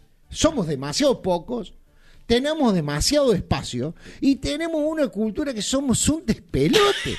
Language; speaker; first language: Spanish; native; Spanish